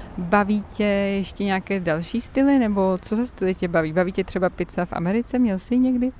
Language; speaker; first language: Czech; native; Czech